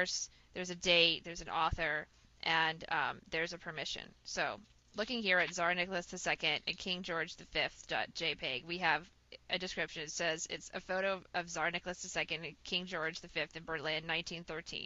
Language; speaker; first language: English; native; English